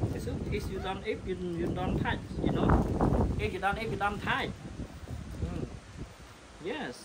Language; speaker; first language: English; non-native, learner; Khmer